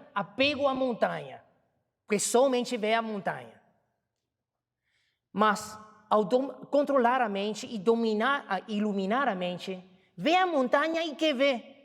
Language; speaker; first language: Portuguese; non-native, fluent; Chinese